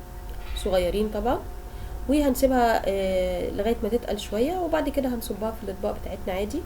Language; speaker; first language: Arabic; native; Arabic